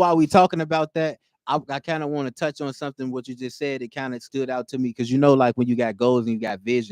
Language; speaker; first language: English; native; English